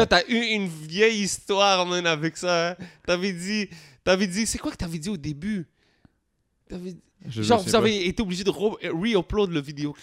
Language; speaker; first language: French; native; French